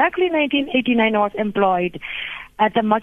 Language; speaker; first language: English; non-native, local second language; Zulu